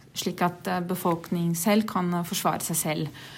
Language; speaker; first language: Norwegian; non-native, fluent; Portuguese